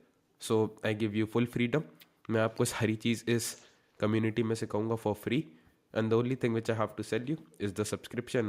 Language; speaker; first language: Hindi; native; Hindi